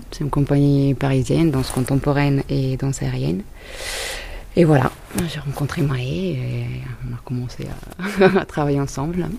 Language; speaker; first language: French; non-native, fluent; Italian